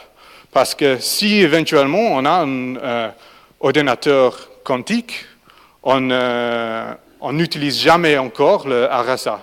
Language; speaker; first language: French; non-native, fluent; English